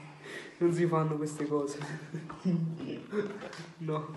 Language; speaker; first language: Italian; native; Italian